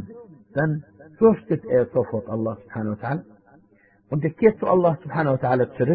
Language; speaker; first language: German; non-native, fluent; Arabic